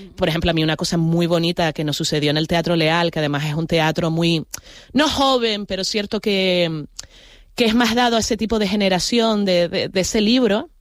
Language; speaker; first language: Spanish; native; Spanish